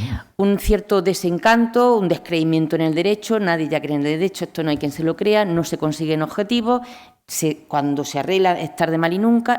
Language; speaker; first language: Spanish; native; Spanish